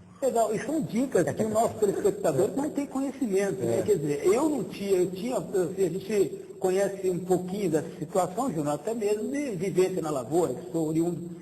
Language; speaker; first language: Portuguese; native; Portuguese